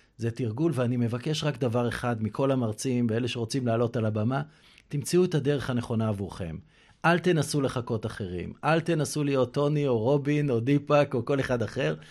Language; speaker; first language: Hebrew; native; Hebrew